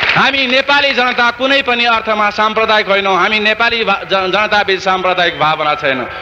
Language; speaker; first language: Nepali; non-native, local second language; Newari